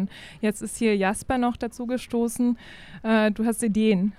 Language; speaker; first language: German; native; German